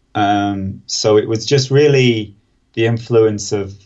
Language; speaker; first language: English; native; English